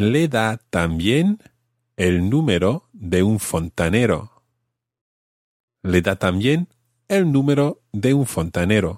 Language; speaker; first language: Spanish; non-native, fluent; English